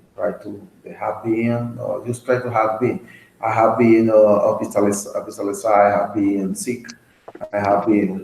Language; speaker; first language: English; non-native, learner; Spanish